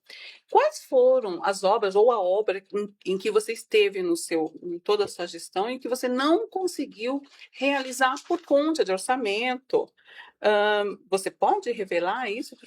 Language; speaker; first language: Portuguese; native; Portuguese